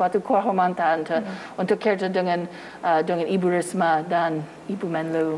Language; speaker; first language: Indonesian; non-native, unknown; English